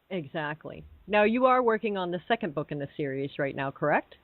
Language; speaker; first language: English; native; English